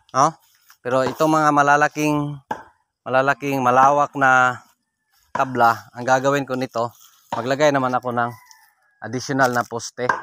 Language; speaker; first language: Filipino; non-native, local second language; Cebuano